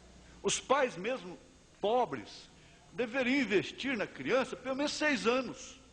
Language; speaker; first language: Portuguese; native; Portuguese